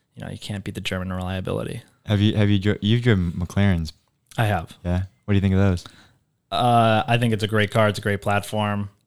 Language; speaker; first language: English; native; English